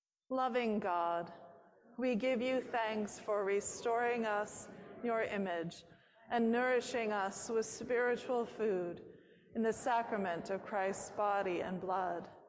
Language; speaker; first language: English; native; English